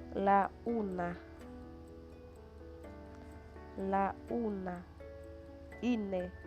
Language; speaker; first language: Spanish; non-native, fluent; Haitian Creole